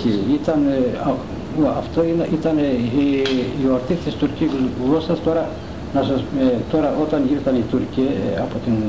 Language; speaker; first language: Greek; non-native, local second language; Turkish